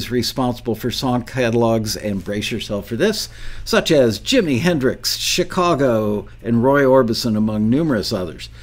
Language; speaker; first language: English; native; English